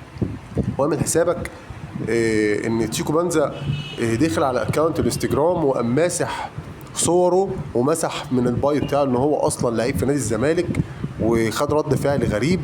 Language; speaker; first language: Arabic; native; Arabic